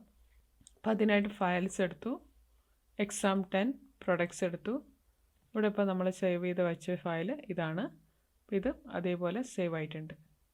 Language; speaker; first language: Malayalam; native; Malayalam